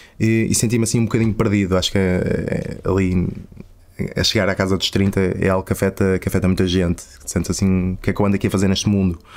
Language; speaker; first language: Portuguese; native; Portuguese